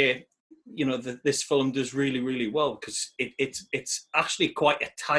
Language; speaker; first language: English; native; English